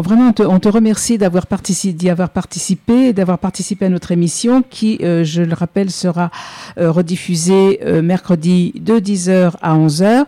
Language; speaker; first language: French; native; French